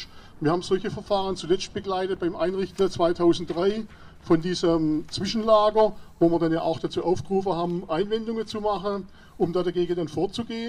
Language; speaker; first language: German; native; German